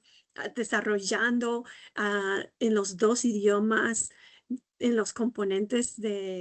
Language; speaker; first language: Spanish; non-native, fluent; English